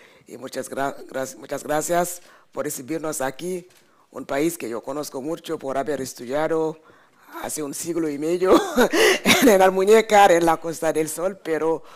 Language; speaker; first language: Spanish; non-native, fluent; French